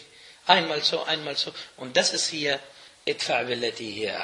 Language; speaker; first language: German; non-native, fluent; Arabic